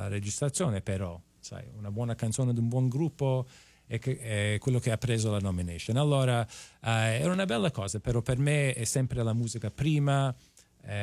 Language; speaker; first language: Italian; non-native, fluent; English